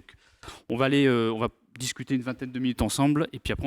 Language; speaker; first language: French; native; French